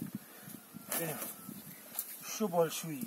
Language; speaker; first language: Russian; non-native, learner; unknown